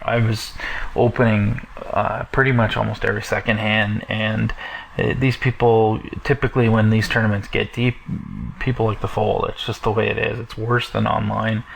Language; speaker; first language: English; native; English